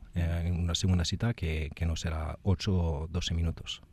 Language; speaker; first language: Spanish; non-native, fluent; French